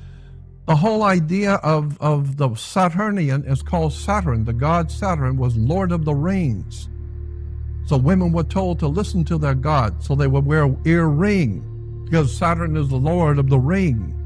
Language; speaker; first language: English; native; English